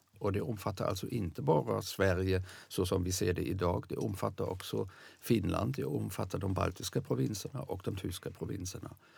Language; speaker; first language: Swedish; non-native, fluent; German